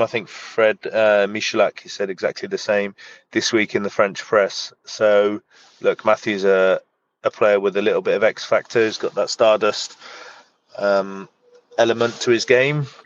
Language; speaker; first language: English; native; English